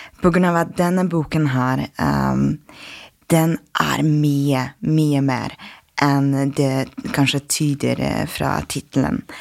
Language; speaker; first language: Norwegian; non-native, fluent; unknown